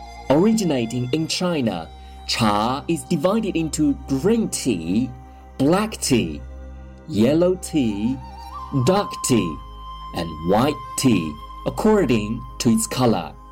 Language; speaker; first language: English; non-native, fluent; Chinese